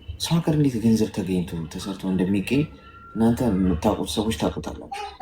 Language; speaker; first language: Amharic; native; Amharic